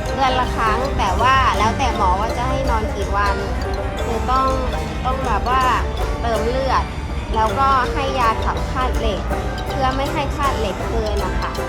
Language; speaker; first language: Thai; native; Thai